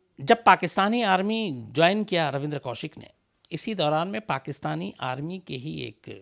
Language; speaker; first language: Hindi; native; Hindi